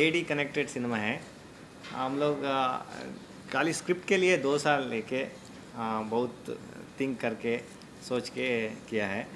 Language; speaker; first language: Hindi; non-native, local second language; Kannada